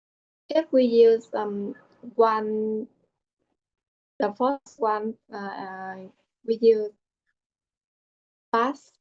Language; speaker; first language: English; non-native, learner; Vietnamese